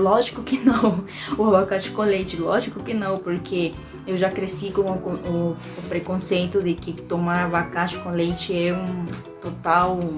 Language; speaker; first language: Portuguese; non-native, fluent; Spanish